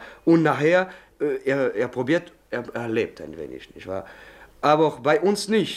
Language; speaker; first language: German; non-native, learner; French